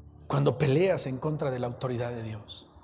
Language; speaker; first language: Spanish; native; Spanish